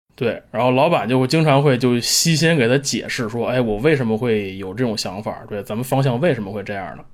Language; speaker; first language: Chinese; native; Chinese